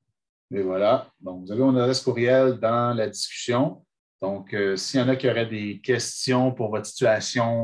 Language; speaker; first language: French; native; French